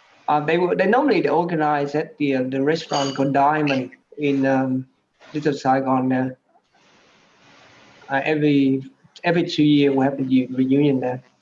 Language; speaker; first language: English; non-native, fluent; Vietnamese